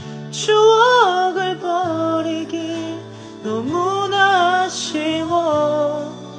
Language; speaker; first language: Korean; native; Korean